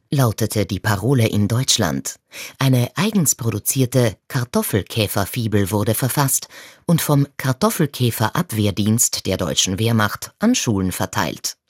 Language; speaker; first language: German; native; German